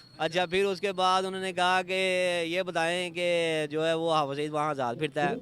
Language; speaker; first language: Urdu; non-native, local second language; Punjabi